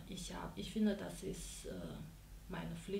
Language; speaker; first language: German; non-native, learner; Chinese